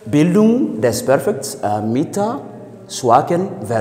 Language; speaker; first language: German; non-native, fluent; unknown